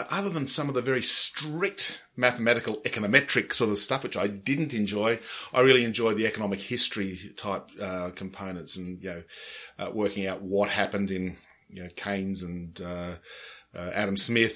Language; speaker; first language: English; native; English